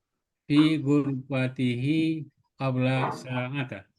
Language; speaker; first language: Arabic; non-native, learner; Indonesian